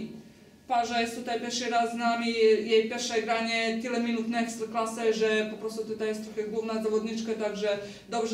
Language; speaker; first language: Polish; non-native, fluent; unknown